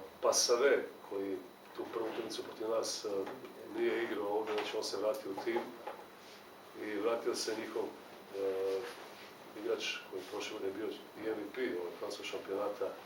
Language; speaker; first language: Serbian; native; Serbian